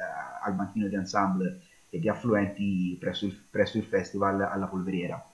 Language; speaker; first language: Italian; native; Italian